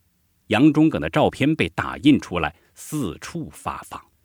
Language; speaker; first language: Chinese; native; Chinese